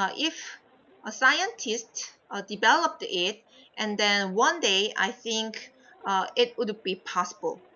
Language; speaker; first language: English; non-native, fluent; Korean